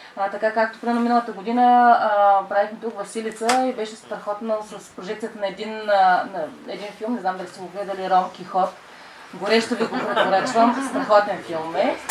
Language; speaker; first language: Bulgarian; native; Bulgarian